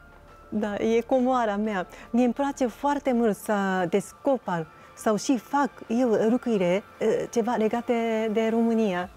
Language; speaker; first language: Romanian; non-native, fluent; Japanese